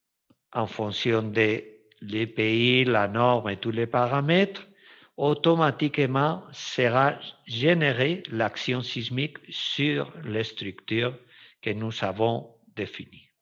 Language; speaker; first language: French; non-native, fluent; Spanish